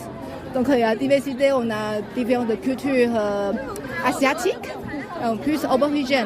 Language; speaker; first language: French; non-native, fluent; Chinese